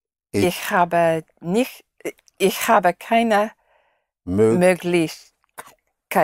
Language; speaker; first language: German; non-native, learner; English